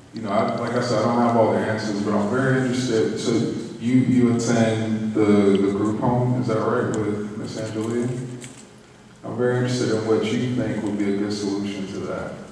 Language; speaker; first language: English; native; English